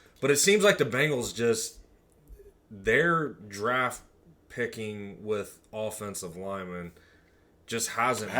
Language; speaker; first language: English; native; English